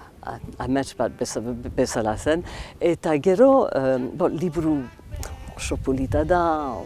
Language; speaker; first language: Basque; non-native, local second language; English